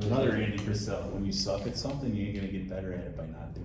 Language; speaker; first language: English; native; English